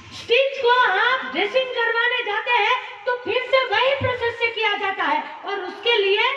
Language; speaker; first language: Hindi; non-native, local second language; Bangla